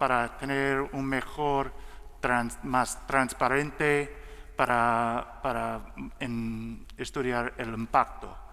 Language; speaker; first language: Spanish; non-native, learner; English